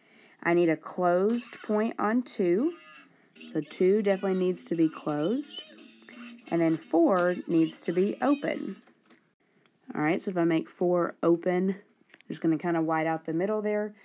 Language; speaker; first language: English; native; English